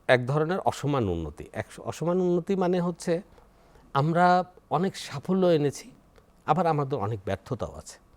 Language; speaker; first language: Bangla; native; Bangla